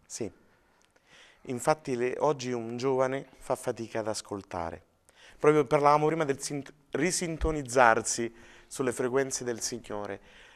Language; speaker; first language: Italian; native; Italian